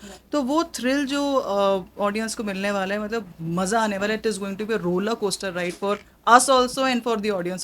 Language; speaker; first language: Hindi; native; Hindi